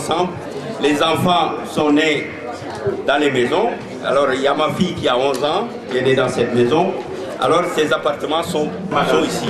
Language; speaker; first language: French; non-native, local second language; Wolof